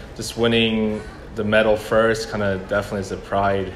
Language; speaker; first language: English; early bilingual, other home language; Korean